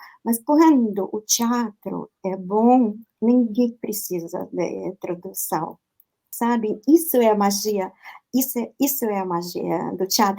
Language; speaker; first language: Portuguese; non-native, fluent; Russian